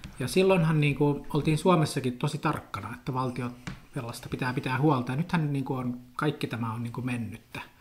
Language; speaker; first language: Finnish; native; Finnish